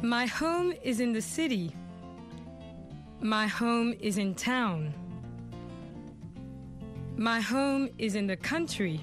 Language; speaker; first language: English; non-native, fluent; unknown